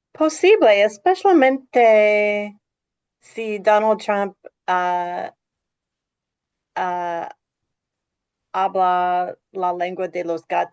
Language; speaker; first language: Spanish; non-native, fluent; English